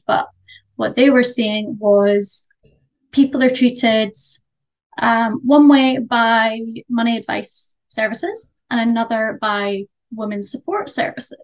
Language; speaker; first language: English; native; English